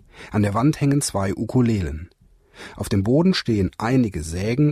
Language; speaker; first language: German; native; German